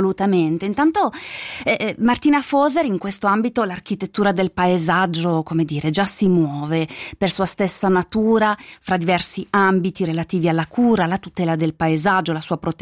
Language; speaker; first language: Italian; native; Italian